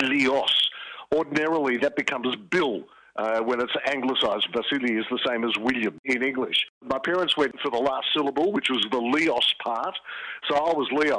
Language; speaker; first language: English; early bilingual, other home language; Greek